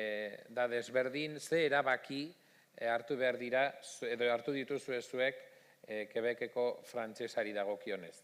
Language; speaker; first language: Basque; native; Basque